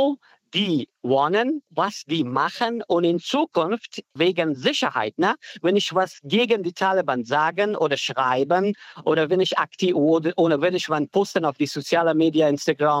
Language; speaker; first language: German; non-native, fluent; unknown